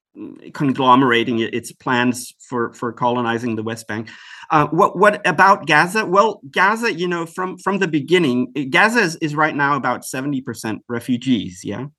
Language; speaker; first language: English; early bilingual, other home language; Hebrew